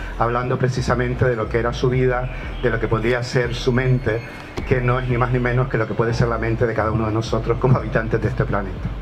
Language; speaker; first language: Spanish; native; Spanish